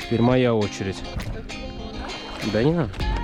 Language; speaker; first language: Russian; native; Russian